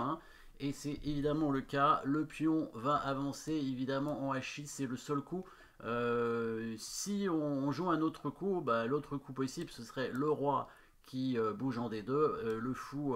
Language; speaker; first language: French; native; French